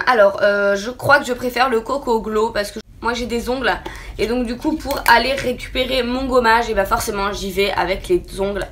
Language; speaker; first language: French; native; French